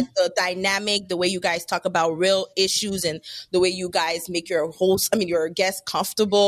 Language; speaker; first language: English; non-native, fluent; French